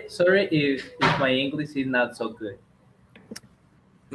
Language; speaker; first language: English; non-native, learner; Spanish